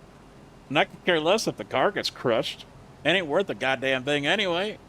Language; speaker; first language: English; native; English